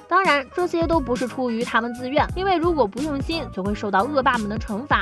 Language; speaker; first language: Chinese; native; Chinese